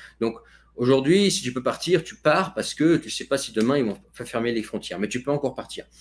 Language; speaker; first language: French; native; French